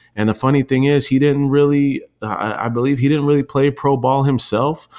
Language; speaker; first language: English; native; English